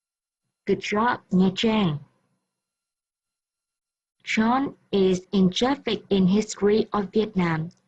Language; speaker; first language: English; non-native, fluent; Vietnamese